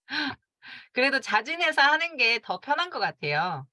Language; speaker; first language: Korean; native; Korean